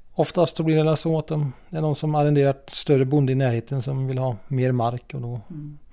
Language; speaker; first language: Swedish; native; Swedish